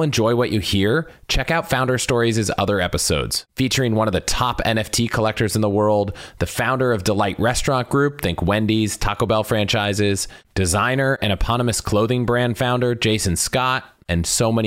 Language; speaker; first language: English; native; English